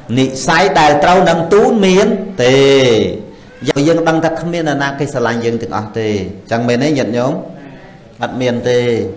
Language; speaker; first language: Khmer; native; Khmer